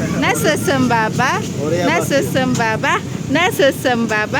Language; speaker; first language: Turkish; non-native, learner; Indonesian